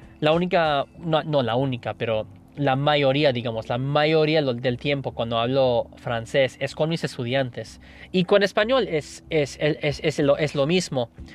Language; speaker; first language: Spanish; non-native, fluent; English